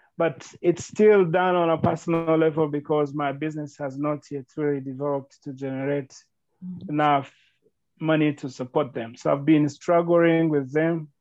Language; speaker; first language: English; non-native, local second language; Kinyarwanda